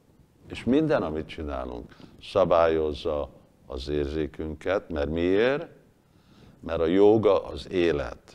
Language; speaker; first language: Hungarian; early bilingual, heritage; Hungarian